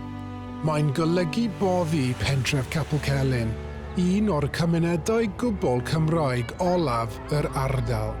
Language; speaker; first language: Welsh; non-native, local second language; English